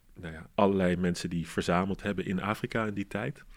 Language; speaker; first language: Dutch; native; Dutch